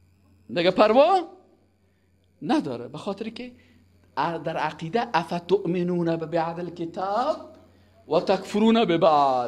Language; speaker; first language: Persian; native; Persian